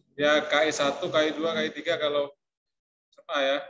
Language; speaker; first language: English; non-native, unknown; Indonesian